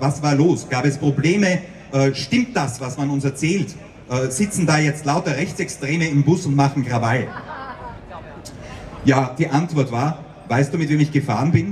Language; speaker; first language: German; native; German